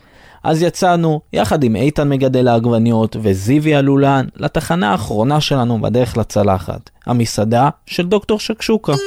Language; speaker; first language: Hebrew; native; Hebrew